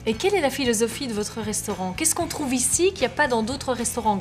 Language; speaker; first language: French; native; French